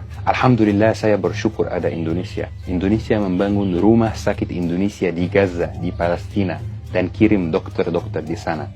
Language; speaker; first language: Indonesian; non-native, fluent; Arabic